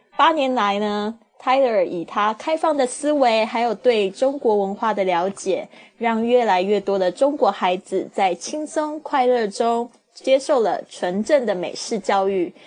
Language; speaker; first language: Chinese; native; Chinese